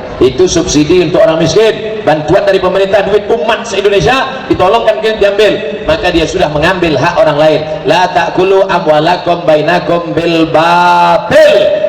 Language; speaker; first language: Indonesian; native; Indonesian